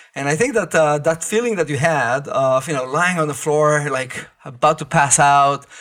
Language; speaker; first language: English; non-native, fluent; Hebrew